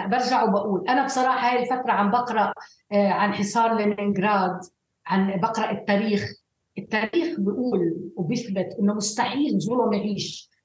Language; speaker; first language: Arabic; native; Arabic